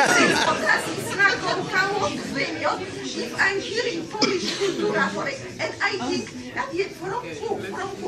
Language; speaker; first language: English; non-native, learner; Polish